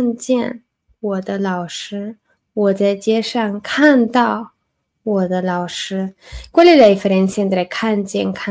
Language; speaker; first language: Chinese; non-native, learner; Spanish